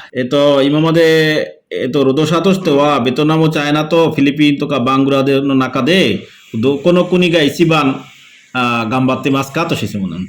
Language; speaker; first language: Japanese; non-native, fluent; Bangla